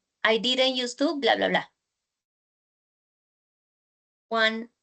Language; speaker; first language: English; non-native, learner; Spanish